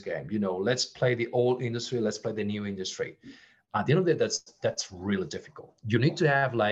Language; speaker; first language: English; non-native, fluent; Spanish